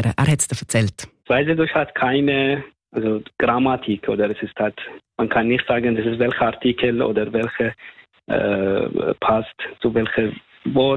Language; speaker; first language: German; non-native, fluent; Persian